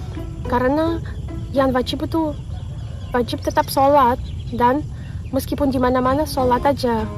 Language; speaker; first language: Indonesian; non-native, fluent; Russian